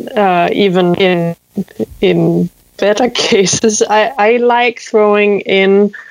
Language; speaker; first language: English; non-native, fluent; Danish